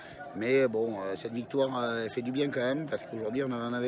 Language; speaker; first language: French; native; French